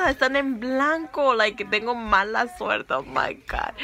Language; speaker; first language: Spanish; early bilingual, heritage; Spanish